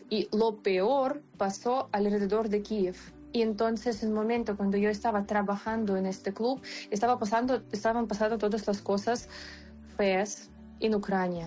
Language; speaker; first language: Spanish; non-native, fluent; Ukrainian